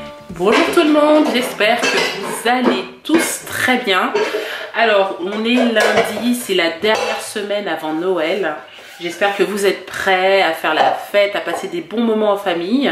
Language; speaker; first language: French; native; French